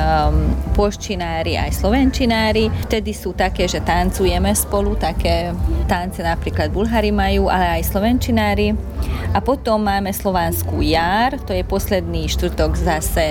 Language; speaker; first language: Slovak; non-native, local second language; Hungarian